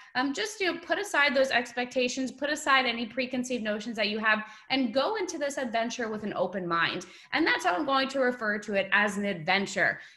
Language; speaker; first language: English; native; English